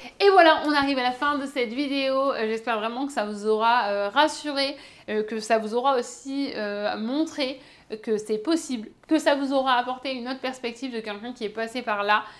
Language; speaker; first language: French; native; French